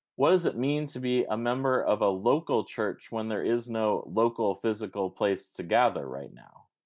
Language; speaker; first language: English; native; English